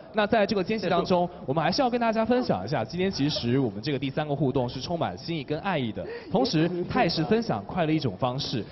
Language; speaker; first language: Chinese; native; Chinese